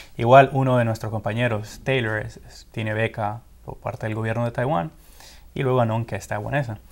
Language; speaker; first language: Spanish; native; Spanish